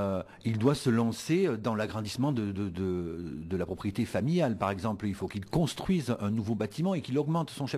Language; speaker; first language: French; native; French